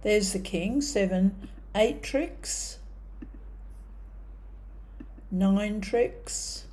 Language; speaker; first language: English; native; English